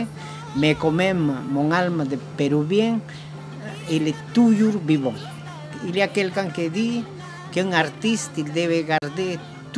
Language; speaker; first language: French; non-native, learner; Spanish